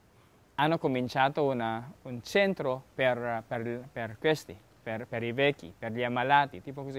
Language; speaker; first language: Spanish; non-native, learner; Filipino